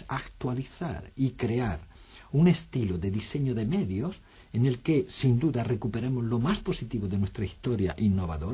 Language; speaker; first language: Spanish; native; Spanish